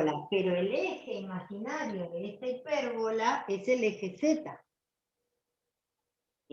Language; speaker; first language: Spanish; native; Spanish